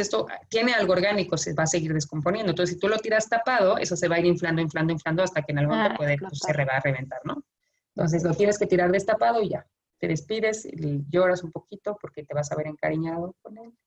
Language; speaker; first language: Spanish; native; Spanish